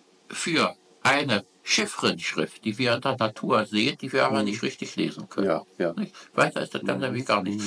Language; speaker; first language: German; native; German